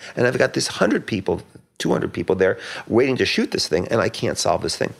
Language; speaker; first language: English; native; English